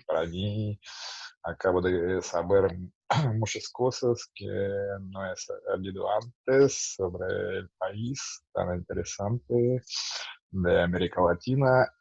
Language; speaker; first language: Spanish; non-native, fluent; Russian